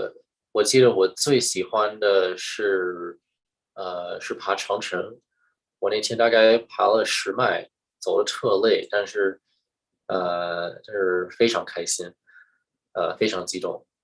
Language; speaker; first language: Chinese; early bilingual, heritage; English